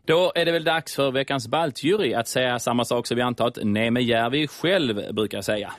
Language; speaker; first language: Swedish; native; Swedish